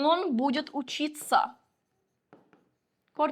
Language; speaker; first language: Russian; non-native, local second language; Uzbek